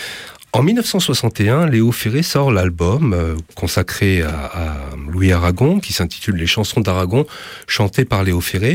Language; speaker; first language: French; native; French